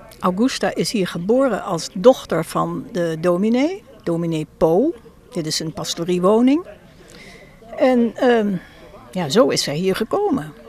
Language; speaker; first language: Dutch; non-native, fluent; English